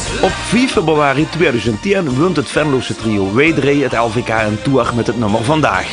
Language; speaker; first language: Dutch; native; Dutch